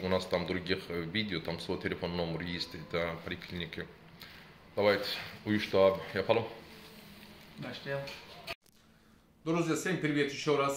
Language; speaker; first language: Russian; non-native, learner; Turkish